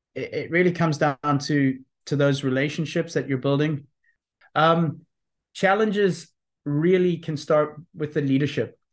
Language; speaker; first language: English; native; English